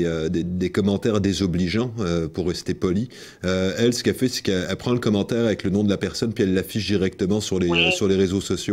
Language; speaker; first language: French; native; French